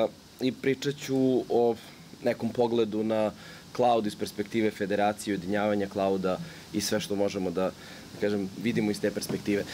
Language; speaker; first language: Serbian; native; Serbian